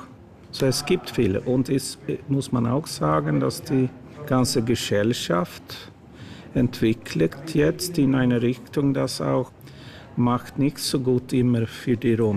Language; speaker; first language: German; non-native, fluent; Swedish